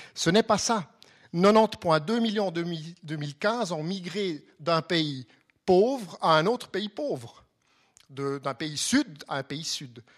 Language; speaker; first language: French; non-native, local second language; German